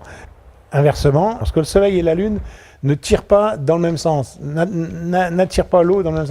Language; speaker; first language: French; native; French